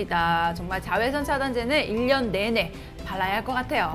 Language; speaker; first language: Korean; native; Korean